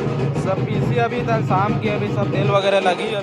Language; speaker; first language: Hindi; non-native, local second language; Chhattisgarhi